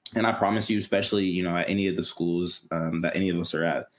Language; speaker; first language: English; native; English